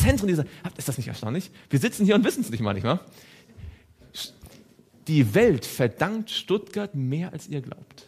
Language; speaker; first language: German; native; German